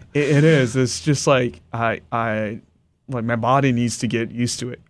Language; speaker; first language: English; early bilingual, other home language; Japanese